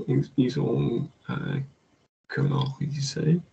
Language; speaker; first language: French; non-native, learner; English